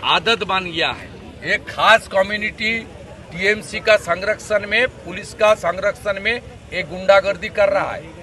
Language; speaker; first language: Hindi; non-native, local second language; Bangla